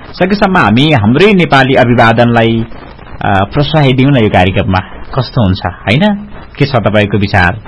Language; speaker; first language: Nepali; non-native, local second language; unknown